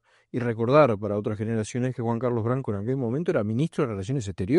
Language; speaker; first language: Spanish; native; Spanish